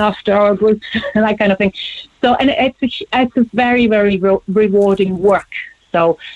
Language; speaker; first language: English; non-native, fluent; German